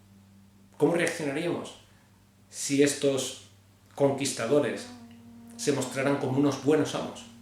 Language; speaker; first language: Spanish; native; Spanish